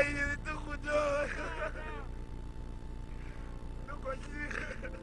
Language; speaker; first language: Portuguese; non-native, fluent; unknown